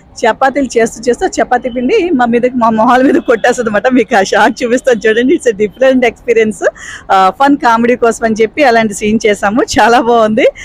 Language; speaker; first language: Telugu; native; Telugu